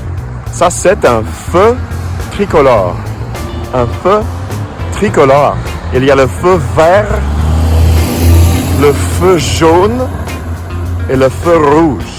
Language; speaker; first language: French; non-native, fluent; English